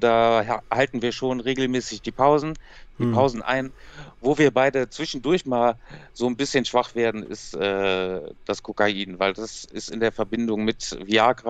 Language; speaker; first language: German; native; German